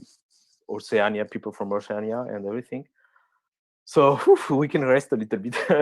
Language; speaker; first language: English; non-native, fluent; French